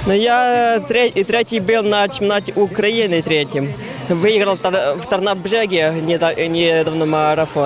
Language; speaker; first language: Polish; early bilingual, heritage; Russian